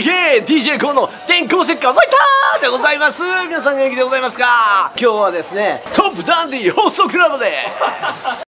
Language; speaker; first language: Japanese; native; Japanese